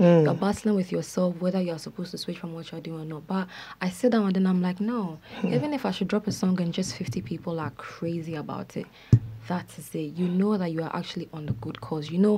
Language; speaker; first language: English; non-native, local second language; Akan